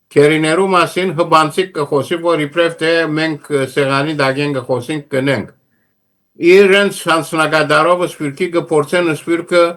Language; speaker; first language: Armenian; early bilingual, heritage; Armenian